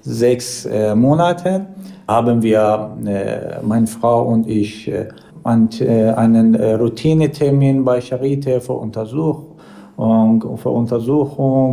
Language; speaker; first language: German; non-native, learner; Persian